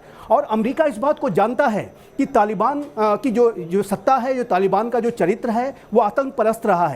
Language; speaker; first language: Hindi; native; Hindi